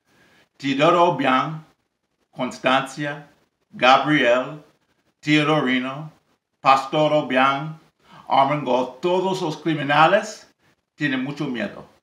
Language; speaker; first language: Spanish; non-native, learner; English